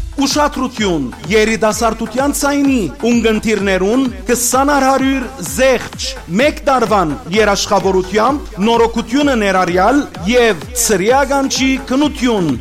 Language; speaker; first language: Armenian; native; Armenian